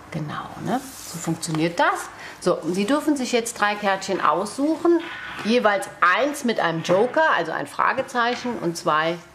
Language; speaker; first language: German; native; German